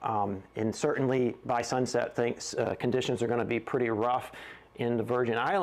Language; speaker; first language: English; native; English